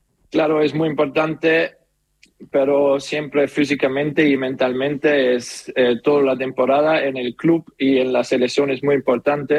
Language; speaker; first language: Spanish; non-native, learner; German